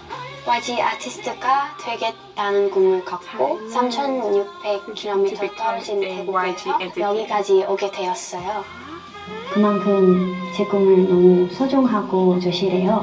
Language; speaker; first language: Korean; non-native, fluent; Thai